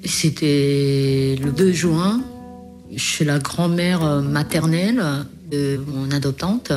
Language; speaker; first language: French; early bilingual, other home language; Korean